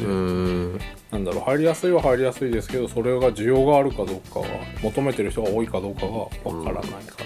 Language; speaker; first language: Japanese; native; Japanese